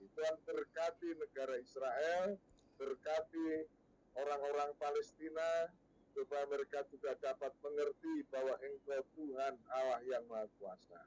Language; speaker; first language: Indonesian; native; Indonesian